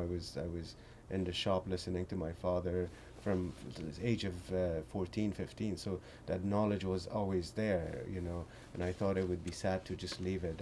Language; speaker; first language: English; early bilingual, other home language; Persian